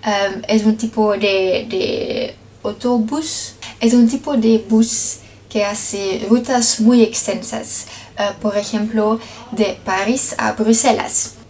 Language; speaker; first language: Spanish; non-native, learner; Dutch